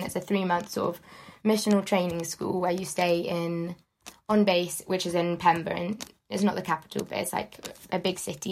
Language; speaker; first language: English; native; English